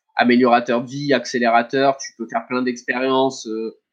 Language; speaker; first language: French; native; French